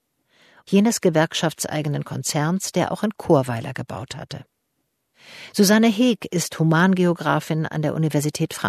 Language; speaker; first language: German; native; German